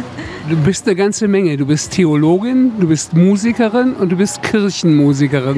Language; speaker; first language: German; native; German